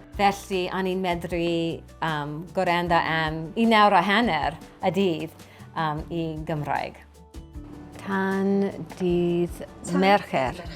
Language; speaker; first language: Welsh; non-native, learner; English